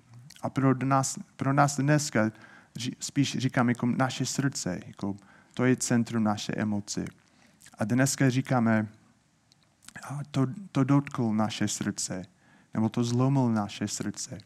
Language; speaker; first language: Czech; non-native, fluent; English